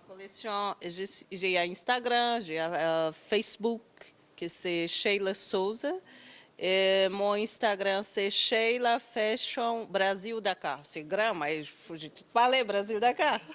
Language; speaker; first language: French; non-native, learner; Portuguese